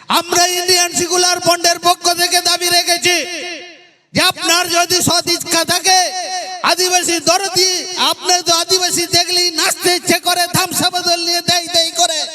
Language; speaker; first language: Bangla; non-native, local second language; Santali